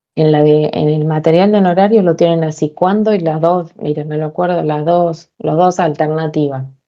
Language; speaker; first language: Spanish; native; Spanish